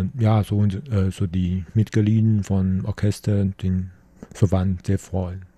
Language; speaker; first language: German; non-native, learner; Chinese